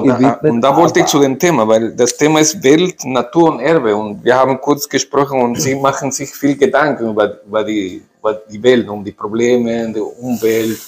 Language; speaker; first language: German; non-native, fluent; Spanish